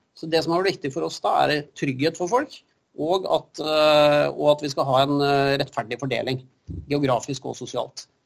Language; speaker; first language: Norwegian; native; Norwegian